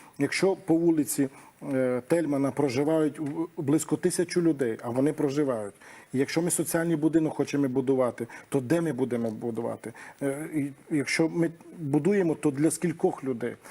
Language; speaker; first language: Ukrainian; non-native, local second language; Romany